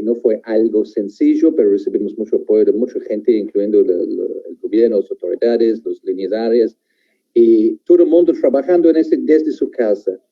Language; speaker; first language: Spanish; non-native, fluent; English